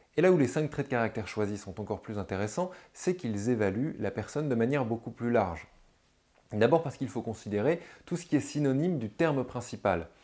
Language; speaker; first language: French; native; French